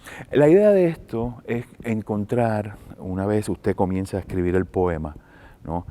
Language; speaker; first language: Spanish; native; Spanish